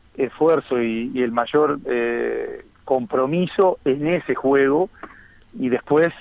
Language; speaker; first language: Spanish; native; Spanish